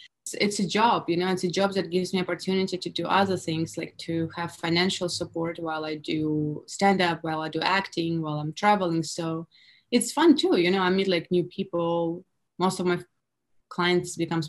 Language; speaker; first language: English; non-native, fluent; Russian